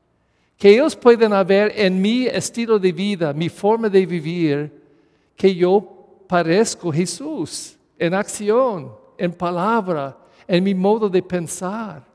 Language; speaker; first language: Spanish; non-native, fluent; English